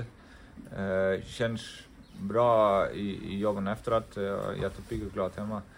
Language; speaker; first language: Swedish; non-native, fluent; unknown